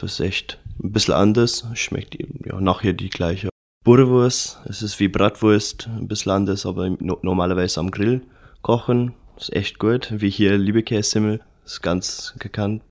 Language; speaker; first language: German; non-native, learner; English